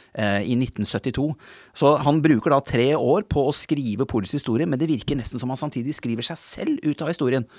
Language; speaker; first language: Norwegian; native; Norwegian